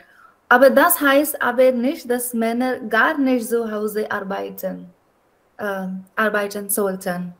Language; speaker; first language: German; non-native, learner; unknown